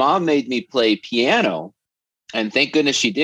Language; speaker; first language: English; native; English